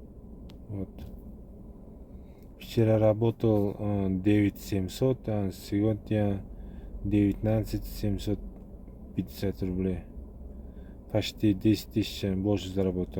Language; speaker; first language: Russian; non-native, fluent; Uzbek